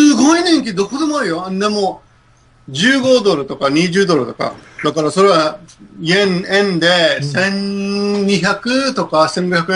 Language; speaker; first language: Japanese; non-native, fluent; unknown